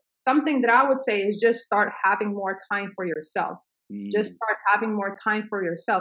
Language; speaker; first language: English; early bilingual, other home language; Swedish